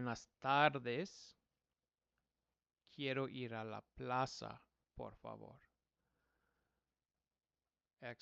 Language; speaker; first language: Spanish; non-native, fluent; English